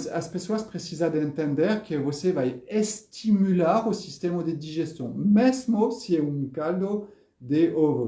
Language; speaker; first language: Portuguese; non-native, fluent; French